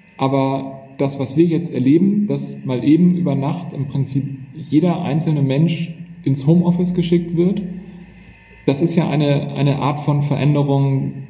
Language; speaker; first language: German; native; German